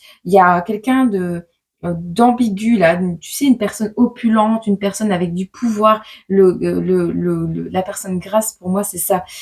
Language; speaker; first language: French; native; French